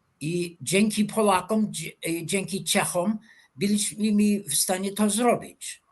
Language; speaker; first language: Polish; non-native, fluent; English